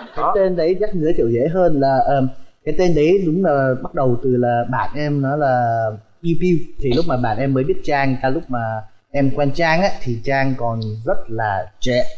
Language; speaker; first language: Vietnamese; early bilingual, heritage; Vietnamese